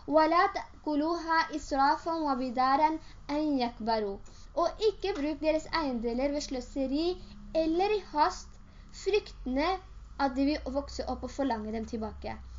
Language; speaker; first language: Norwegian; early bilingual, other home language; Urdu